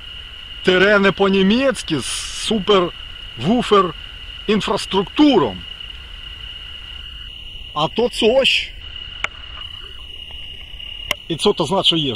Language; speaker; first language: Polish; non-native, fluent; Ukrainian